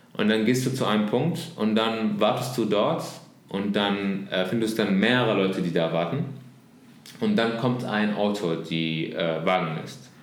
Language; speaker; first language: German; non-native, learner; Arabic